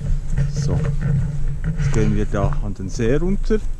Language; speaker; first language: German; native; German